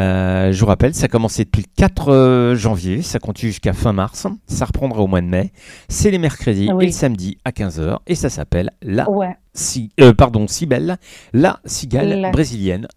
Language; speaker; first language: French; native; French